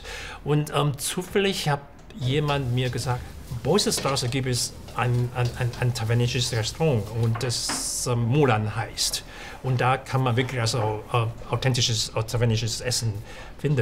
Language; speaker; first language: German; non-native, fluent; Chinese